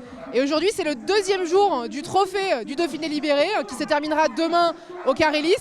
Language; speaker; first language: French; native; French